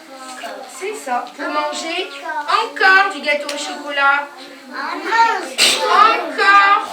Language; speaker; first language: French; native; French